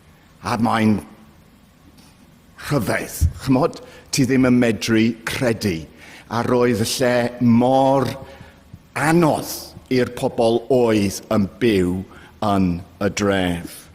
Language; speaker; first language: Welsh; non-native, fluent; English